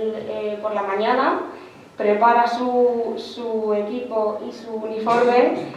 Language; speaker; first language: Spanish; native; Spanish